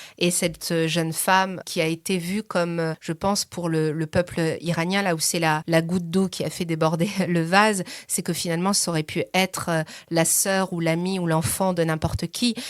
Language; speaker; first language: French; early bilingual, other home language; Persian